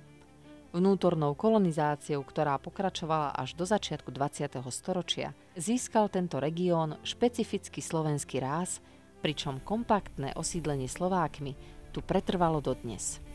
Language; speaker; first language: Slovak; native; Slovak